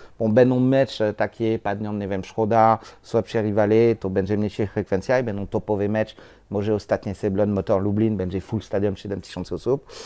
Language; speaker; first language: Polish; non-native, learner; French